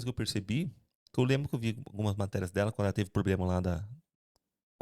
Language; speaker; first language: Portuguese; native; Portuguese